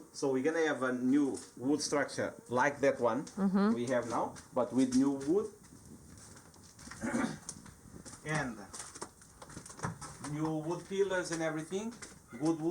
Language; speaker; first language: English; non-native, fluent; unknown